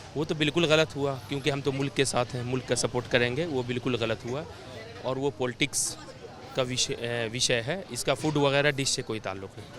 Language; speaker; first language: Hindi; native; Hindi